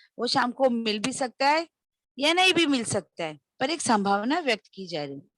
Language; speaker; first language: Hindi; non-native, local second language; Marathi